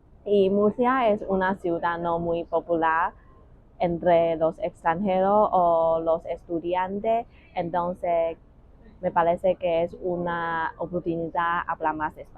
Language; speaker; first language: Spanish; non-native, learner; Chinese